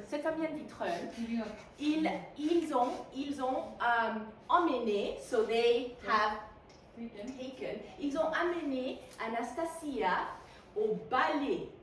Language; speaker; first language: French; non-native, fluent; Spanish